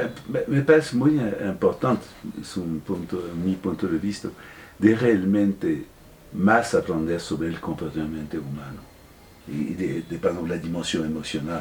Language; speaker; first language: Spanish; non-native, fluent; French